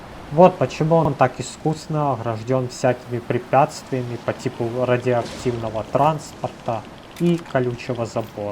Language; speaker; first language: Russian; native; Russian